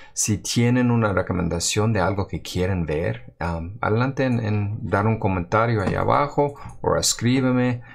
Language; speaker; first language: Spanish; non-native, fluent; English